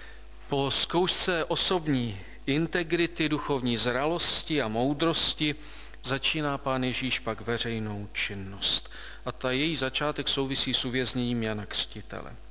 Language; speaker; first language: Czech; native; Czech